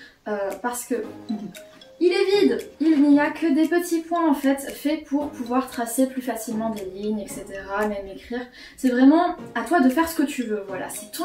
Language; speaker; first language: French; native; French